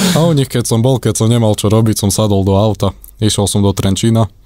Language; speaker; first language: Slovak; non-native, fluent; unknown